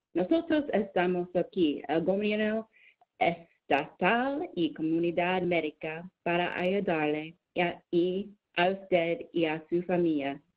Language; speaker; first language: Spanish; non-native, learner; English